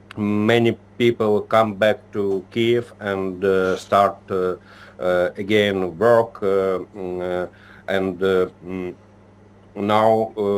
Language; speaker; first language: English; non-native, learner; Ukrainian